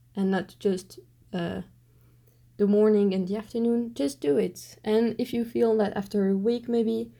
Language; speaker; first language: English; non-native, fluent; French